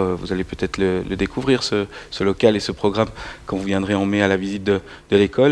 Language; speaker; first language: French; native; French